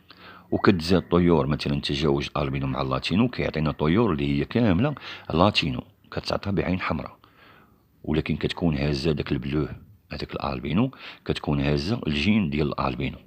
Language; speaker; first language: Arabic; native; Arabic